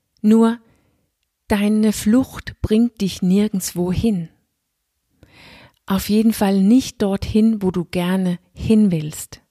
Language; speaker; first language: German; non-native, fluent; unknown